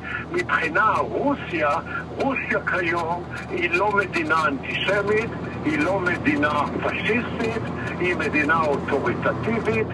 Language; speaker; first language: Hebrew; non-native, fluent; Russian